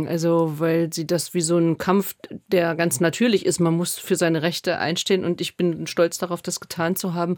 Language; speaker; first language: German; native; German